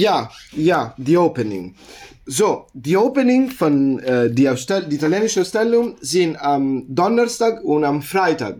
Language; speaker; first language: German; non-native, learner; Italian